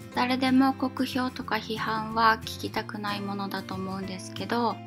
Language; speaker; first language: Japanese; native; Japanese